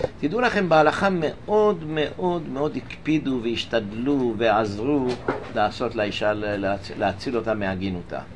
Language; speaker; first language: Hebrew; native; Hebrew